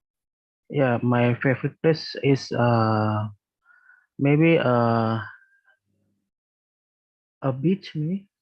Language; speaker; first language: English; non-native, learner; Indonesian